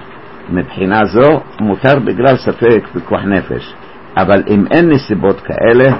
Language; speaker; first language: Hebrew; native; Hebrew